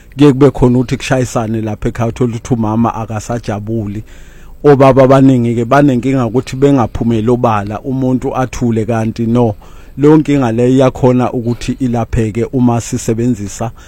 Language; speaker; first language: Zulu; native; Zulu